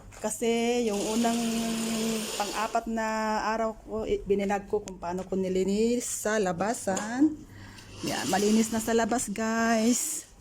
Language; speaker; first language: Filipino; native; Filipino